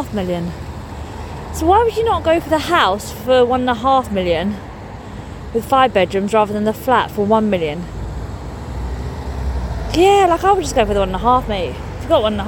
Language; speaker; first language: English; native; English